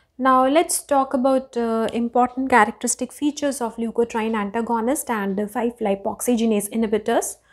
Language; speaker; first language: English; non-native, local second language; Hindi